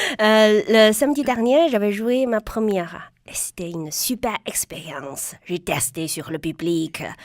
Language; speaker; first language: French; non-native, fluent; Chinese